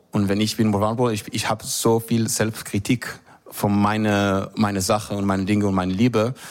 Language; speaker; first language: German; non-native, learner; Hebrew